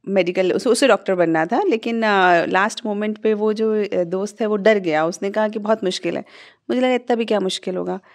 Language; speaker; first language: Hindi; native; Hindi